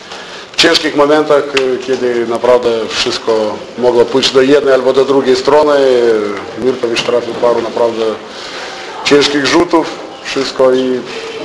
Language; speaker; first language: Polish; non-native, fluent; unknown